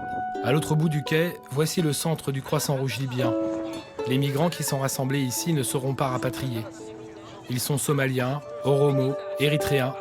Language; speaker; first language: French; native; French